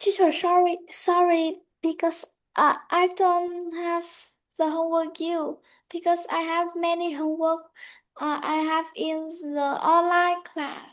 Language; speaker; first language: English; non-native, learner; Vietnamese